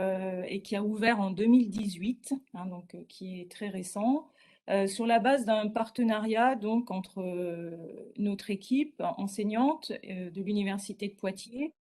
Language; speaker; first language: French; native; French